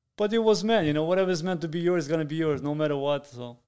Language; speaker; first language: English; non-native, fluent; Italian